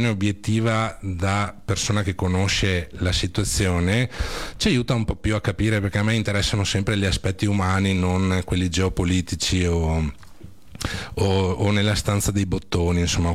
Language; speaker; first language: Italian; native; Italian